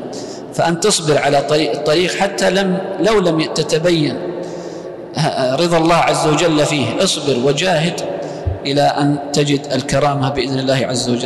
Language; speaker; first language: Arabic; native; Arabic